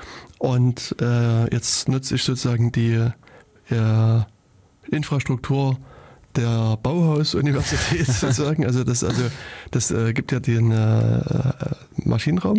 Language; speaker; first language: German; native; German